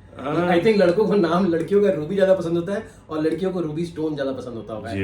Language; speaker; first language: Hindi; non-native, local second language; Punjabi